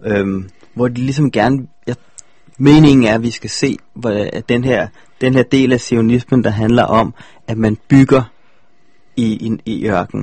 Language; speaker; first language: Danish; native; Danish